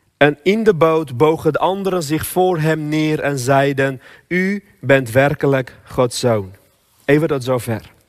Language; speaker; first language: Dutch; non-native, fluent; Armenian